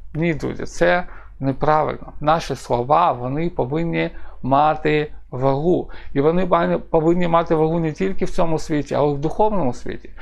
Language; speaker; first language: Ukrainian; non-native, local second language; Russian